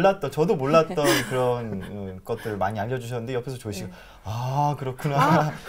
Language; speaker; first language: Korean; native; Korean